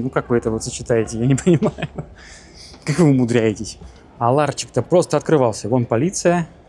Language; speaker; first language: Russian; native; Russian